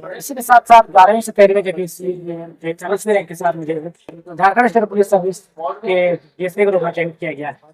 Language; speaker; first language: Hindi; non-native, local second language; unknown